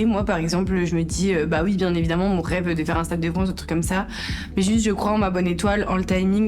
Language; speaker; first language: French; native; French